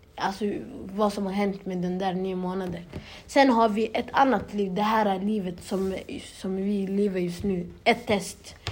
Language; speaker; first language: Swedish; early bilingual, other home language; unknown